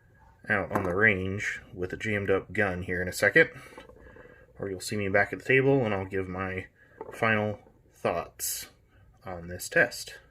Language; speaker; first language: English; native; English